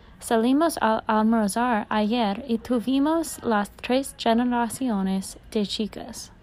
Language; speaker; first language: Spanish; non-native, learner; English